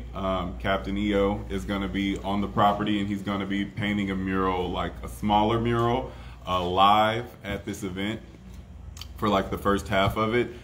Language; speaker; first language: English; native; English